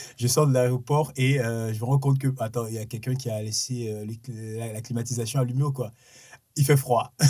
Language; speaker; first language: French; non-native, local second language; Sango